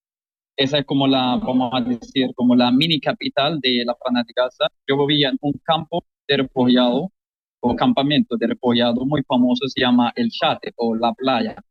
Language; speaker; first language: Spanish; non-native, fluent; Arabic